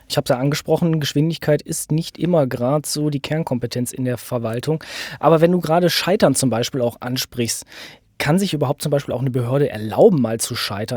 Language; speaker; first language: German; native; German